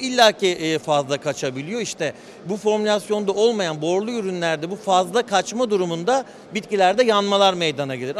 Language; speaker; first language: Turkish; native; Turkish